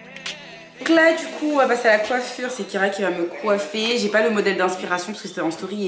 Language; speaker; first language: French; native; French